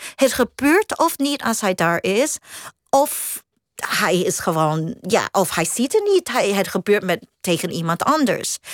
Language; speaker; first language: Dutch; non-native, fluent; Cantonese